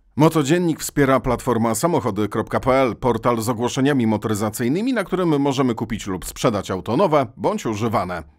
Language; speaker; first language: Polish; native; Polish